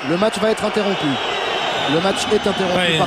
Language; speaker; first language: French; native; French